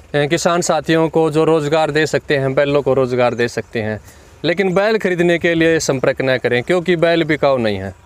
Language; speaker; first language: Hindi; native; Hindi